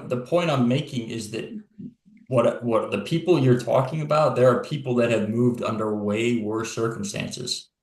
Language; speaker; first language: English; native; English